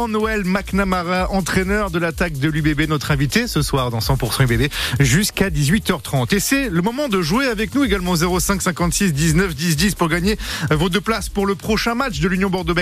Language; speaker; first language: French; native; French